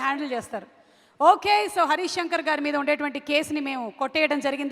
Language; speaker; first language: Telugu; native; Telugu